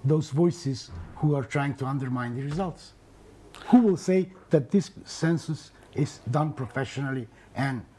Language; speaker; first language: English; non-native, fluent; Macedonian